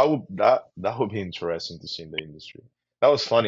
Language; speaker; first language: English; non-native, fluent; Spanish